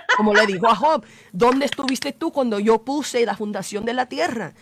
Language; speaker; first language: Spanish; early bilingual, heritage; Spanish